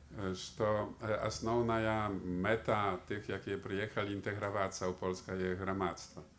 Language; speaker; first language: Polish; non-native, local second language; Belarusian